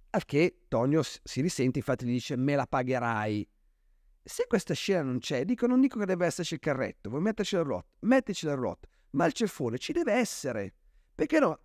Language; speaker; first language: Italian; native; Italian